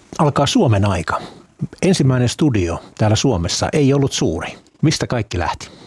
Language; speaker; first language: Finnish; native; Finnish